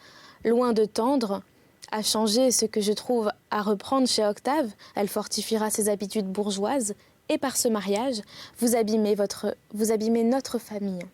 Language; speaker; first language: French; native; French